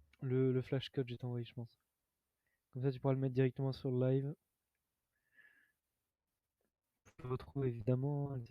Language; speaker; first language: French; native; French